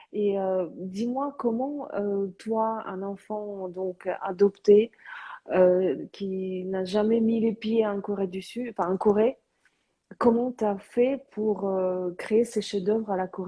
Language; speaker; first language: French; early bilingual, other home language; Korean